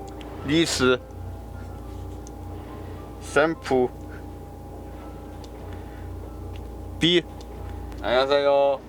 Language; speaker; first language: Korean; non-native, learner; Chinese